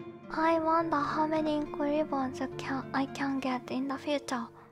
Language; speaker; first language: English; non-native, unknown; Japanese